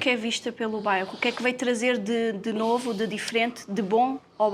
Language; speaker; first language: Portuguese; native; Portuguese